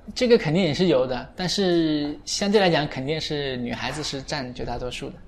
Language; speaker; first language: Chinese; native; Chinese